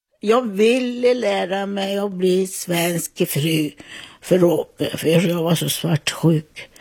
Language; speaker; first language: Swedish; non-native, fluent; Italian